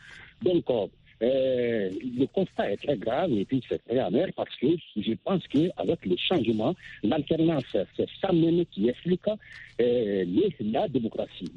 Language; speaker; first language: French; non-native, local second language; Bambara